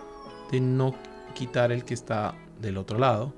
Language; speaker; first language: Spanish; native; Spanish